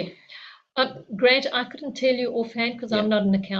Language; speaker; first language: English; native; English